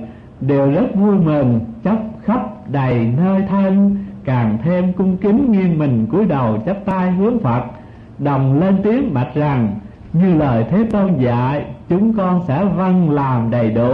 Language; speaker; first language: Vietnamese; native; Vietnamese